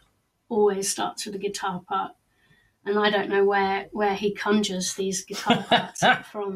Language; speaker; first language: English; native; English